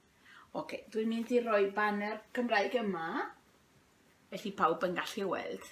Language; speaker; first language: Welsh; non-native, fluent; Spanish